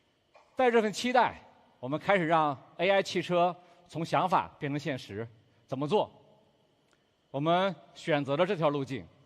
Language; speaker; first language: Chinese; native; Chinese